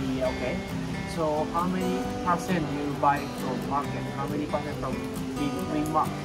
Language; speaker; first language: English; non-native, learner; Japanese